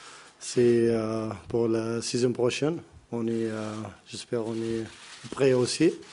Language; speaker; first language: French; non-native, learner; Arabic